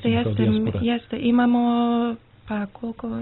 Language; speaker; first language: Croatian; early bilingual, heritage; Serbian